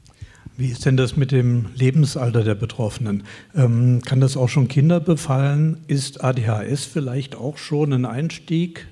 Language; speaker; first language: German; native; German